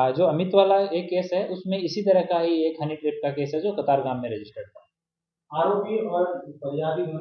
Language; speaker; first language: Hindi; non-native, local second language; Gujarati